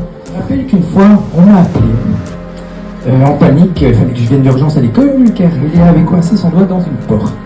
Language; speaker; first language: French; native; French